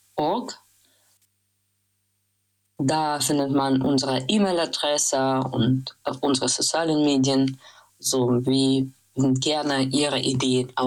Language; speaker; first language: German; non-native, fluent; Russian